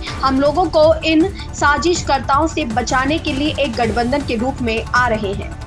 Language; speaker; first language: Hindi; native; Hindi